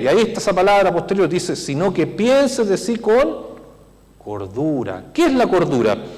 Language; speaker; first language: Spanish; native; Spanish